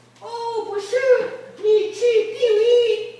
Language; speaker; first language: Chinese; non-native, learner; Korean